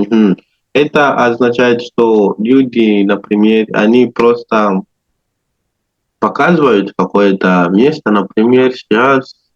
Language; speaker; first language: Russian; non-native, learner; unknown